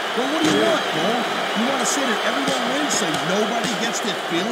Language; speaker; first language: English; native; English